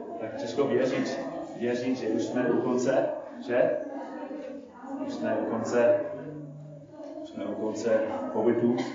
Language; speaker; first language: Czech; non-native, fluent; English